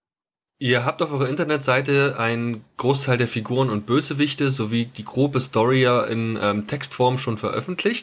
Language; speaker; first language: German; native; German